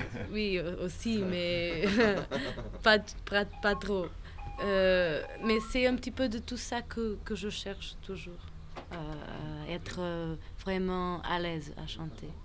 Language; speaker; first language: French; non-native, fluent; Portuguese